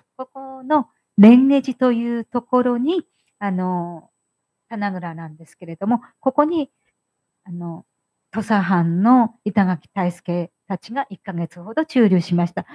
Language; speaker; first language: Japanese; native; Japanese